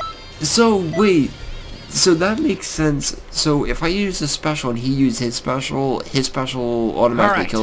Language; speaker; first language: English; native; English